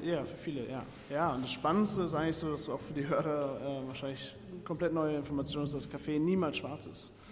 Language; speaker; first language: German; native; German